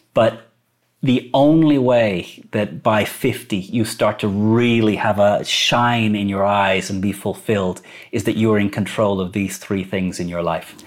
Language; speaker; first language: English; native; English